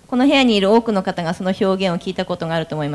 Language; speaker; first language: Japanese; native; Japanese